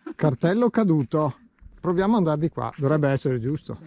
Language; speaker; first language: Italian; native; Italian